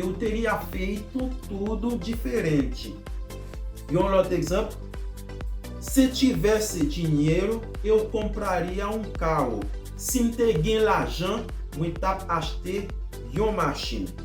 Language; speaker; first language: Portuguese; non-native, fluent; Haitian Creole